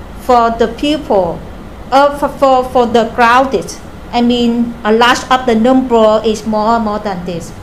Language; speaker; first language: English; non-native, learner; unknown